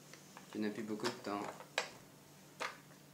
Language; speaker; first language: French; native; French